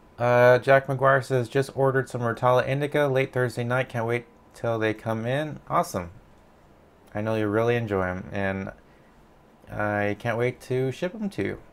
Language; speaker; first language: English; native; English